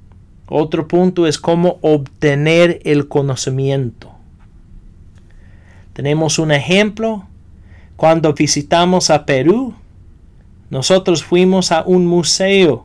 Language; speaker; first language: Spanish; non-native, fluent; English